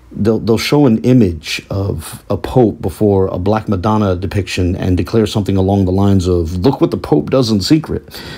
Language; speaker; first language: English; native; English